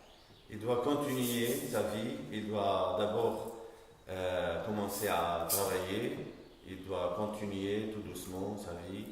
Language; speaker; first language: French; non-native, local second language; Arabic